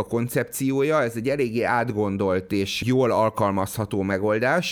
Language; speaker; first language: Hungarian; native; Hungarian